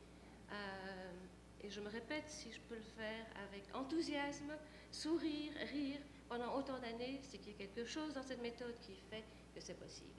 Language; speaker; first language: French; native; French